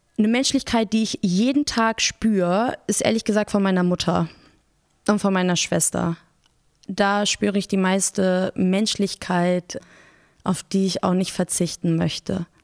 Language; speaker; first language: German; early bilingual, other home language; Persian